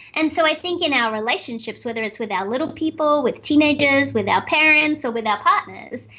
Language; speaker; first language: English; native; English